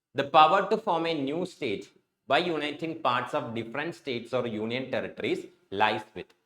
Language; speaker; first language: English; non-native, local second language; Malayalam